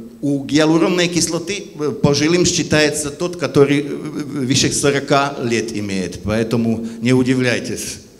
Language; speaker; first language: Russian; non-native, fluent; German